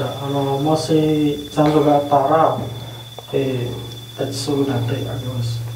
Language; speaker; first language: Japanese; non-native, learner; Indonesian